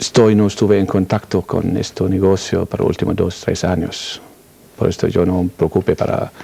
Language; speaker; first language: Spanish; non-native, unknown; Arabic